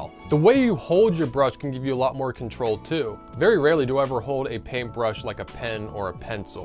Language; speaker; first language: English; native; English